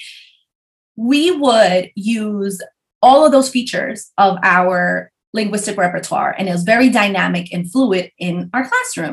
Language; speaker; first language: English; early bilingual, other home language; Spanish